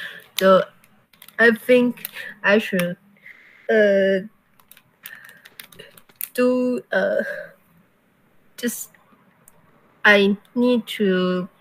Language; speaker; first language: English; non-native, learner; Chinese